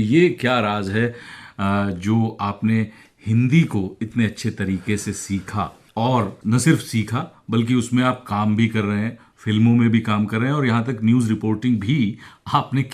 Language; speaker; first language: Hindi; native; Hindi